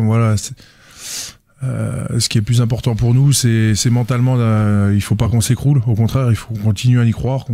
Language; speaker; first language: French; native; French